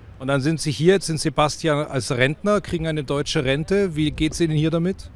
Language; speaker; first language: German; native; German